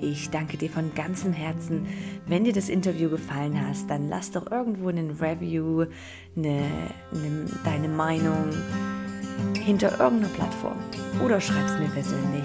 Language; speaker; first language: German; native; German